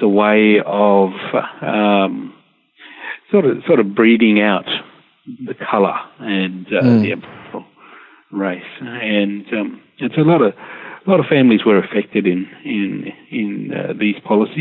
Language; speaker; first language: English; native; English